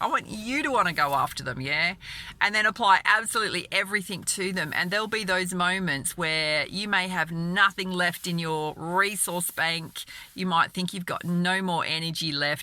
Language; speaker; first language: English; native; English